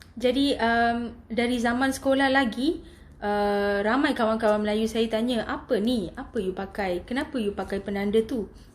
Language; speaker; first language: Malay; non-native, local second language; Tamil